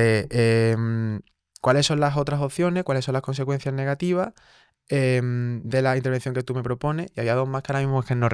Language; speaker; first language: Spanish; native; Spanish